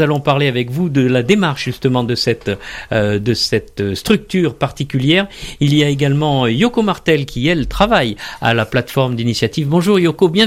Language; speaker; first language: French; native; French